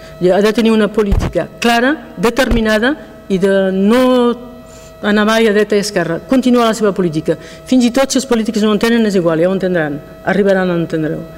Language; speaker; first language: Catalan; non-native, local second language; French